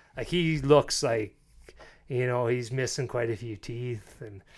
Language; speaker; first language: English; native; English